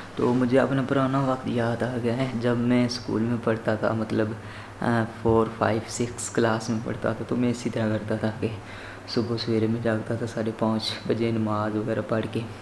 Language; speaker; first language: Urdu; non-native, local second language; Punjabi